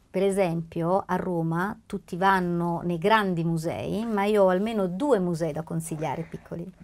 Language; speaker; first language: Italian; native; Italian